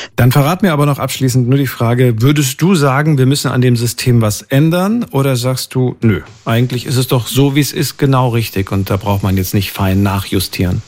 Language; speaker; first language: German; native; German